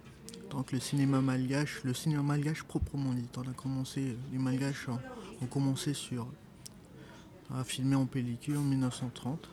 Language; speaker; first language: French; non-native, local second language; Malagasy